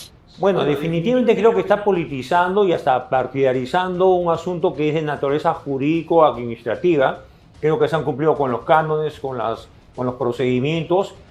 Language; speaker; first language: Spanish; native; Spanish